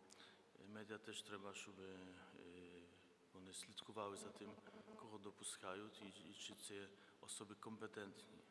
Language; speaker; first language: Ukrainian; non-native, fluent; Polish